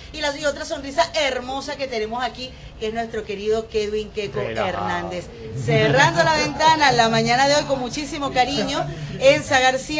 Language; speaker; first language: Spanish; native; Spanish